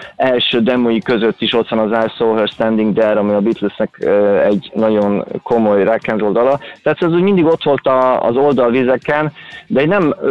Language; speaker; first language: Hungarian; native; Hungarian